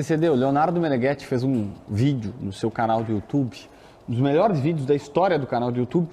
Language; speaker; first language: Portuguese; native; Portuguese